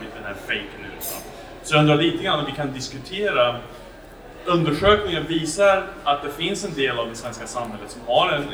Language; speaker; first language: Swedish; non-native, fluent; English